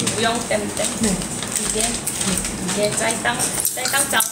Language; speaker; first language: Thai; non-native, learner; Korean